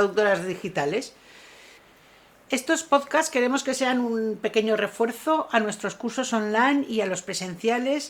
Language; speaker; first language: Spanish; native; Spanish